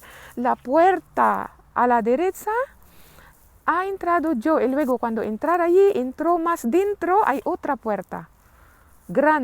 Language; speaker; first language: Spanish; non-native, learner; Filipino